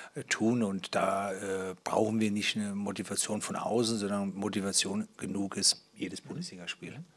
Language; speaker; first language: German; native; German